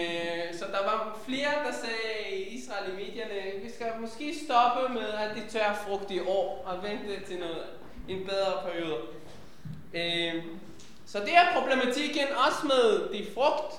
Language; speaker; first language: Danish; non-native, fluent; Hebrew